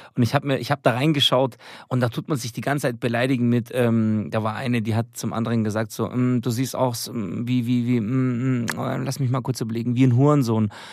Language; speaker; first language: German; early bilingual, other home language; Albanian